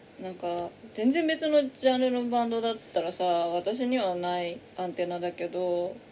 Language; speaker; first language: Japanese; native; Japanese